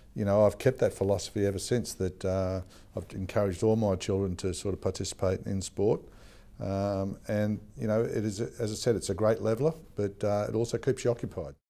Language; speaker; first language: English; native; English